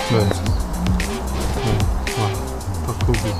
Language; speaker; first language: Korean; non-native, learner; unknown